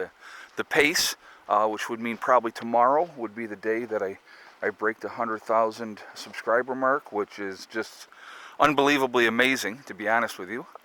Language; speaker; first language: English; native; English